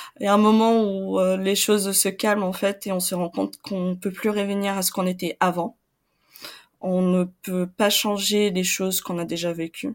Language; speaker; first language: French; non-native, fluent; Portuguese